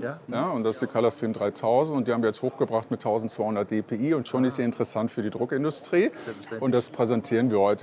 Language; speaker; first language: German; native; German